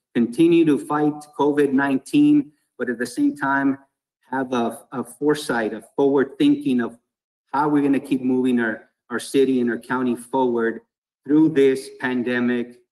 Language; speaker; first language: English; early bilingual, other home language; Spanish